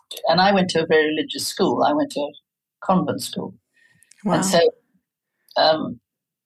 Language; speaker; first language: English; native; English